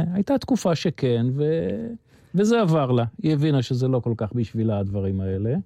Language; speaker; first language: Hebrew; native; Hebrew